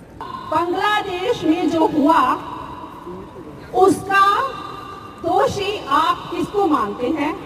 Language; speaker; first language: Hindi; native; Hindi